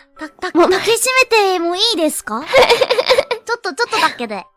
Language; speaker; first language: Japanese; non-native, learner; Korean